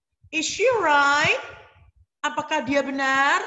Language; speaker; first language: English; non-native, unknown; Indonesian